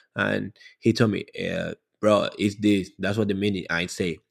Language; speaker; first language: English; non-native, learner; Spanish